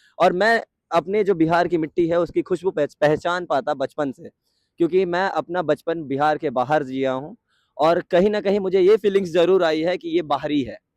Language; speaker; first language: Hindi; native; Hindi